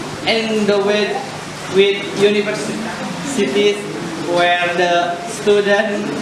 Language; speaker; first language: English; non-native, learner; Indonesian